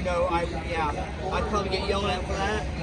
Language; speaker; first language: English; native; English